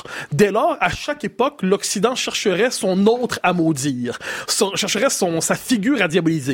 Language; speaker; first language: French; native; French